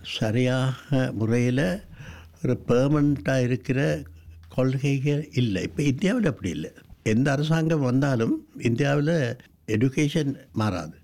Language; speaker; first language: Tamil; non-native, local second language; Sinhala